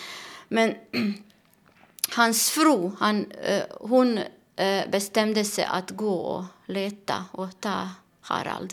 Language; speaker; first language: Swedish; non-native, learner; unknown